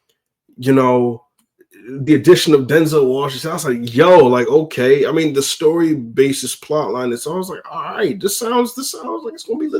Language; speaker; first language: English; native; English